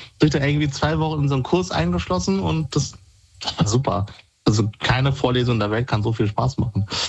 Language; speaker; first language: German; native; German